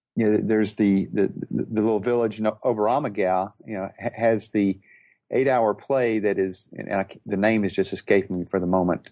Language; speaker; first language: English; native; English